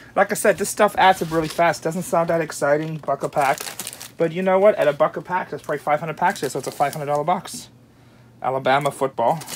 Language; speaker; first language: English; non-native, fluent; German